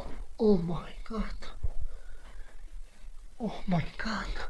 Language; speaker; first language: English; non-native, learner; Croatian